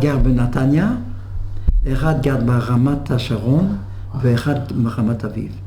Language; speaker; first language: Hebrew; non-native, fluent; French